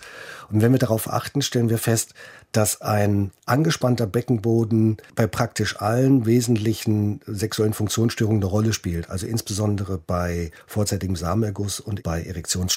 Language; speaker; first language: German; native; German